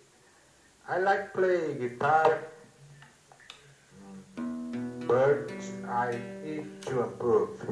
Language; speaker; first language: English; non-native, learner; Portuguese